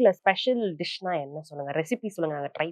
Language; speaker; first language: Tamil; native; Tamil